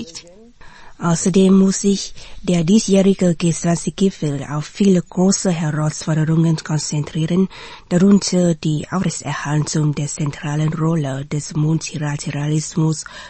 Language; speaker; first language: German; non-native, fluent; Vietnamese